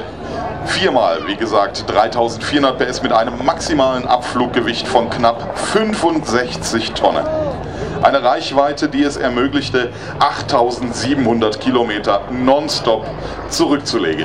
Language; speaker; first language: German; native; German